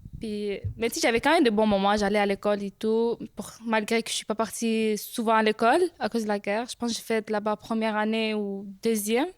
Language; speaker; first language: French; early bilingual, other home language; Arabic